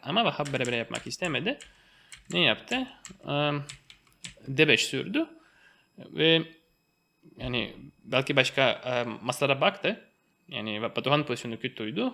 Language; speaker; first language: Turkish; non-native, fluent; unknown